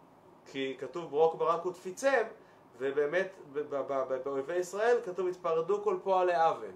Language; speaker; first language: Hebrew; native; Hebrew